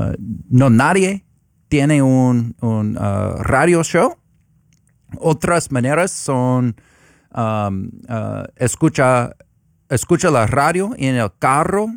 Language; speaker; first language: Spanish; non-native, learner; English